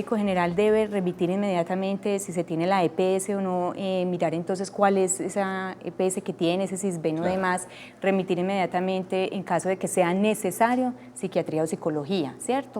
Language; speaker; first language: Spanish; native; Spanish